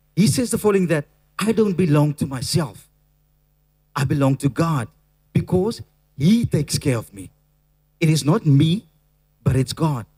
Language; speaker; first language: English; non-native, local second language; Afrikaans